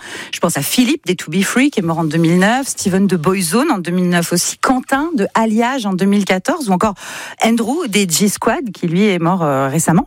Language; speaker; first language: French; native; French